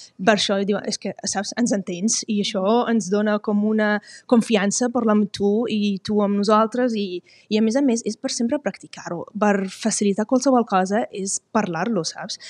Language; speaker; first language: Catalan; non-native, fluent; Arabic